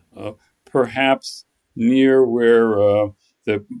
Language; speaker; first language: English; native; English